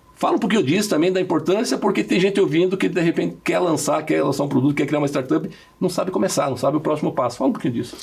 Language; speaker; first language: Portuguese; native; Portuguese